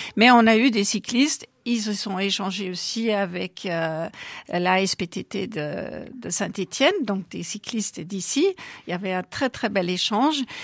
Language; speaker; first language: French; non-native, fluent; German